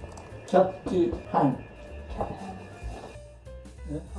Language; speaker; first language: Japanese; native; Japanese